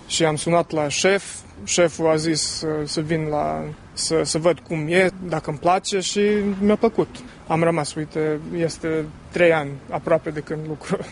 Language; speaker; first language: Romanian; early bilingual, heritage; Romanian